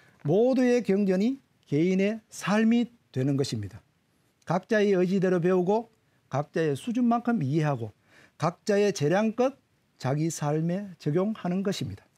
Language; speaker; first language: Korean; native; Korean